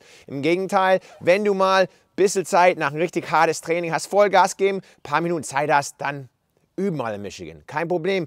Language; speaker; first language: German; non-native, fluent; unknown